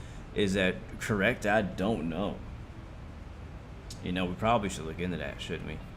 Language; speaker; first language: English; native; English